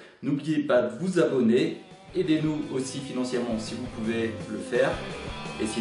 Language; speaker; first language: French; native; French